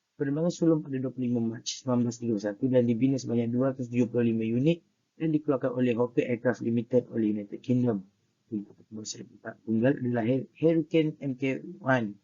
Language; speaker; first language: Malay; native; Malay